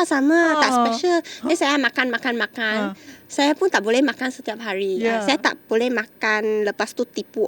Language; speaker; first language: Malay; non-native, local second language; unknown